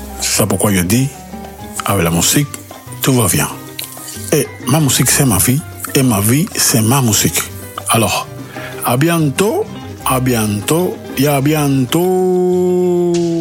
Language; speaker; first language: French; non-native, learner; Spanish